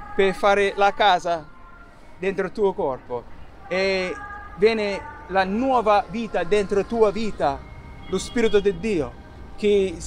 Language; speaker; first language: Italian; non-native, fluent; English